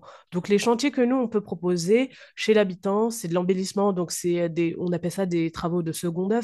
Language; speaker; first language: French; native; French